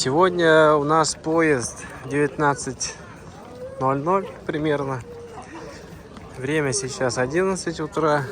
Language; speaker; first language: Russian; native; Russian